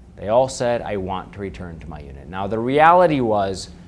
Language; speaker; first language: English; native; English